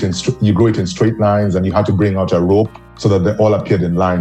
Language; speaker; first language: English; non-native, local second language; Luo (Kenya and Tanzania)